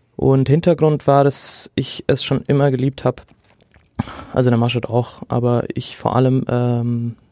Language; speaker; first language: German; early bilingual, other home language; Arabic